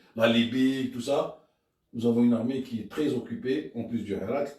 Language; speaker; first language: French; non-native, local second language; Arabic